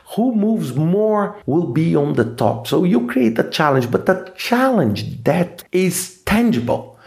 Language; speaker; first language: English; non-native, fluent; Portuguese